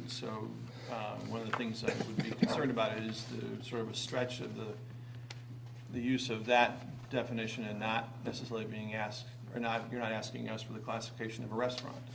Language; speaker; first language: English; native; English